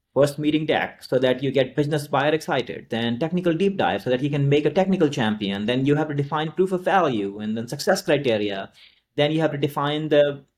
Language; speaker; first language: English; non-native, local second language; Hindi